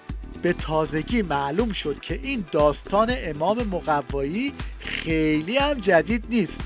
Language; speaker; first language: Persian; native; Persian